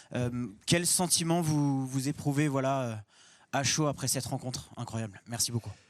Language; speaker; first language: French; native; French